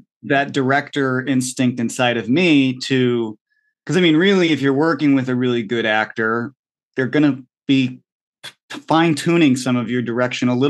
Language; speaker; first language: English; native; English